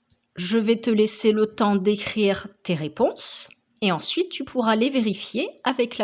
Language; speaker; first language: French; native; French